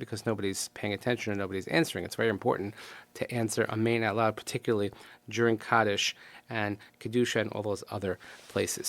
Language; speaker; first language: English; native; English